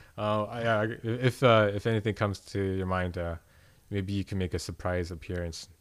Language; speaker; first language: English; native; English